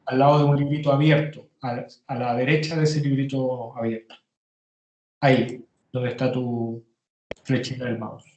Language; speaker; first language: Spanish; native; Spanish